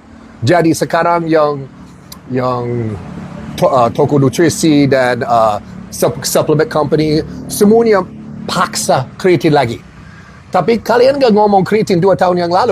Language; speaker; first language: Indonesian; non-native, learner; English